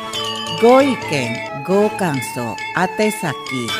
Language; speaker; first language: Japanese; non-native, fluent; Indonesian